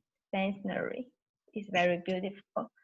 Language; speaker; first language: English; non-native, learner; Chinese